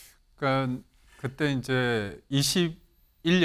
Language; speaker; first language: Korean; native; Korean